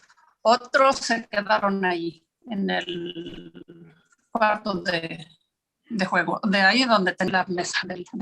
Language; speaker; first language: Spanish; native; Spanish